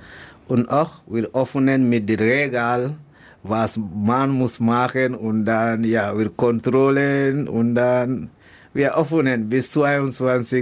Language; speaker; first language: German; non-native, learner; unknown